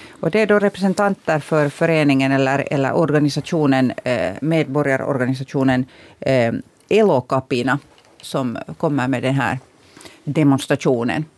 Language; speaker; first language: Swedish; native; Swedish